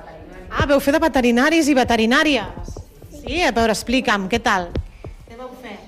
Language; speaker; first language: Catalan; native; Catalan